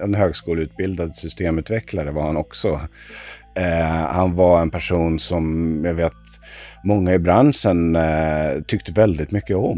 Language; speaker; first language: Swedish; native; Swedish